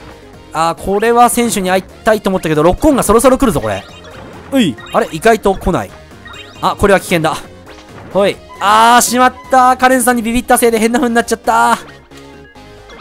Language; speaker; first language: Japanese; native; Japanese